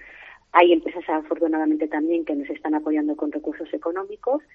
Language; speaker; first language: Spanish; native; Spanish